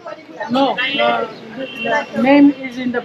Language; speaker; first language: English; non-native, local second language; Bangla